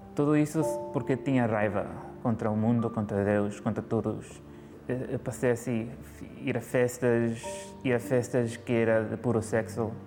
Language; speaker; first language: Portuguese; early bilingual, heritage; Portuguese